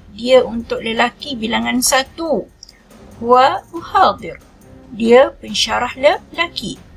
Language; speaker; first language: Malay; native; Malay